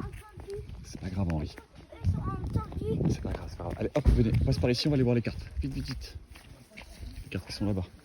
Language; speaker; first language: French; native; French